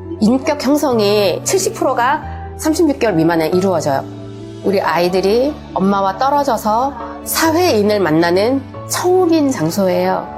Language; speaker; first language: Korean; native; Korean